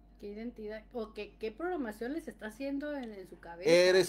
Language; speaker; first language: Spanish; native; Spanish